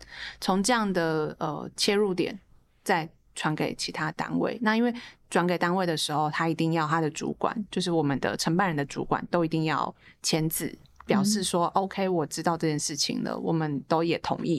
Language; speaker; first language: Chinese; native; Chinese